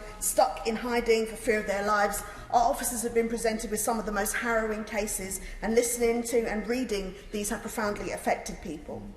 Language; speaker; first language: English; native; English